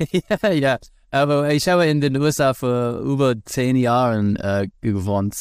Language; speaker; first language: German; non-native, learner; English